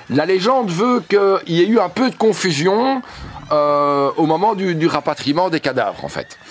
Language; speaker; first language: French; native; French